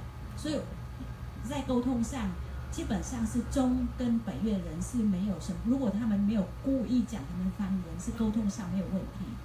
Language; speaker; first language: Chinese; non-native, fluent; Vietnamese